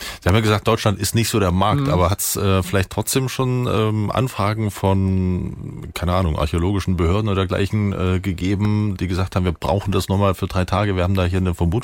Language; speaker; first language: German; native; German